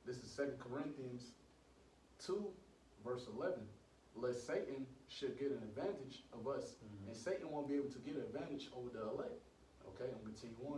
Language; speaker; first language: English; native; English